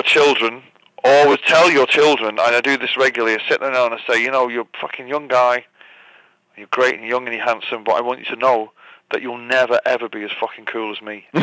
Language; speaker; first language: English; native; English